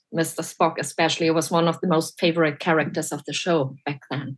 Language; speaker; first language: English; non-native, fluent; German